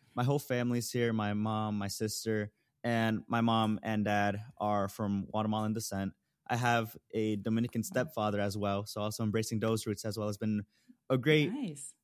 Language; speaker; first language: English; early bilingual, other home language; Spanish